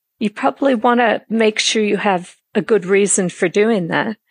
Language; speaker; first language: English; native; English